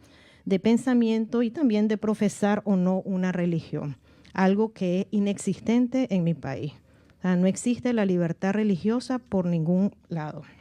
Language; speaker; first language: Spanish; native; Spanish